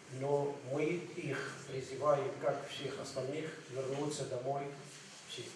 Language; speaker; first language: Russian; non-native, fluent; Arabic